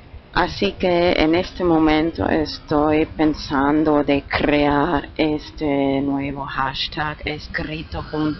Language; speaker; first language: Spanish; non-native, fluent; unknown